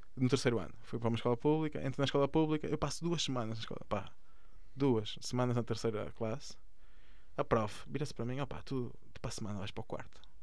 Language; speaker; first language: Portuguese; early bilingual, other home language; Spanish